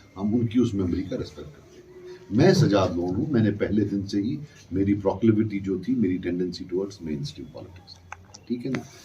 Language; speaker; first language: Urdu; non-native, local second language; Kashmiri